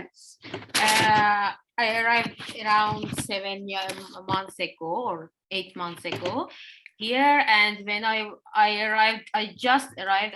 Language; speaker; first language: English; non-native, learner; Persian